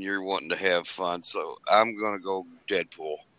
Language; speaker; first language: English; native; English